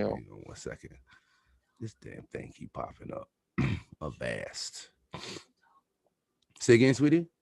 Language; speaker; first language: English; native; English